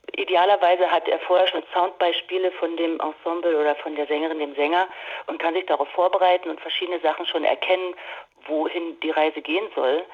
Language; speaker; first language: German; native; German